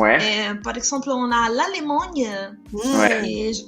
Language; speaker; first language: French; non-native, fluent; Italian